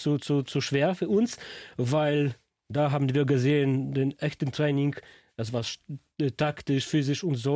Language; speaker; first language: German; non-native, learner; Polish